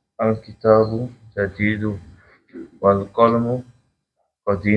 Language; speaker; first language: Arabic; non-native, learner; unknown